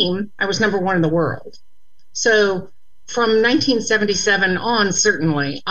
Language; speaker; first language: English; native; English